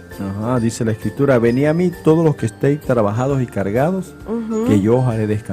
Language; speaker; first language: Spanish; native; Spanish